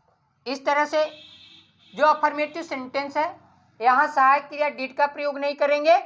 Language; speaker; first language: Hindi; native; Hindi